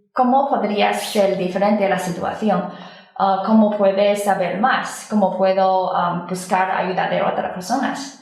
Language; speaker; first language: Spanish; non-native, learner; Chinese